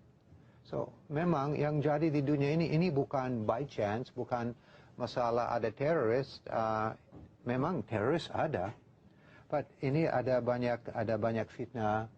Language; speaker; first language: Indonesian; non-native, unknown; English